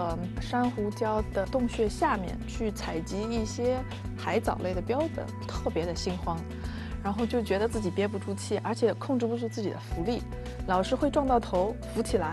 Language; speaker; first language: Chinese; native; Chinese